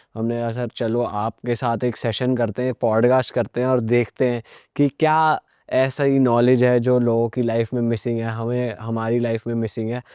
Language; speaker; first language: Hindi; native; Hindi